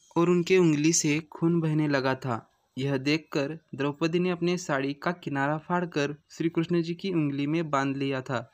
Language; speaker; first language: Hindi; non-native, local second language; Marathi